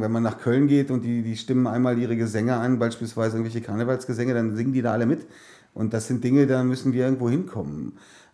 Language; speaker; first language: German; native; German